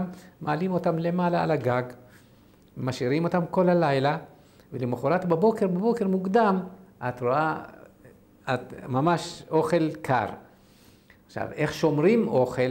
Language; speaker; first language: Hebrew; non-native, fluent; Arabic